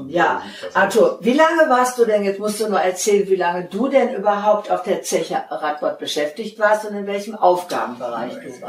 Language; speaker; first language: German; native; German